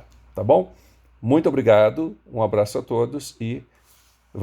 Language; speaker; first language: Portuguese; native; Portuguese